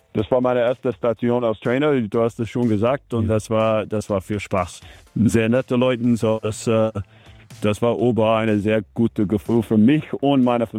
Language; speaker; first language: German; non-native, fluent; English